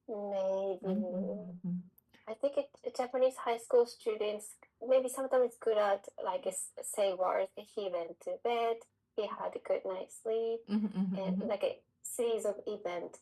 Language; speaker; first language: English; non-native, learner; Japanese